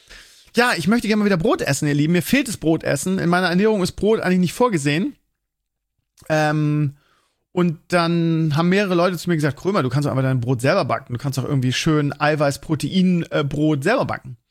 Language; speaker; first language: German; native; German